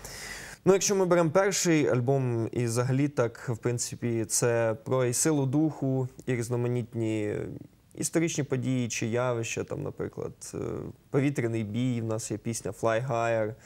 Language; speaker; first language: Ukrainian; native; Ukrainian